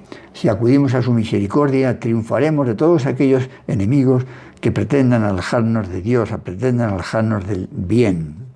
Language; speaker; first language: Spanish; native; Spanish